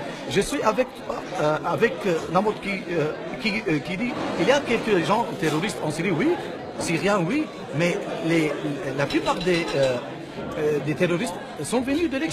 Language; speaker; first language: French; non-native, fluent; Arabic